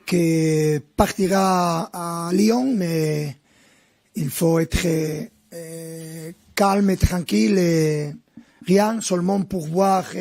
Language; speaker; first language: French; non-native, fluent; Spanish